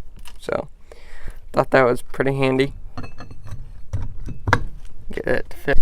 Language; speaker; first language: English; native; English